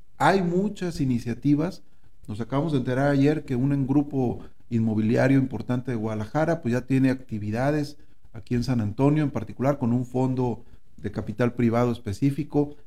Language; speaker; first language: Spanish; native; Spanish